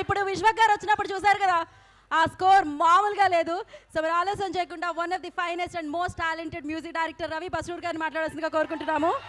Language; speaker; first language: Telugu; native; Telugu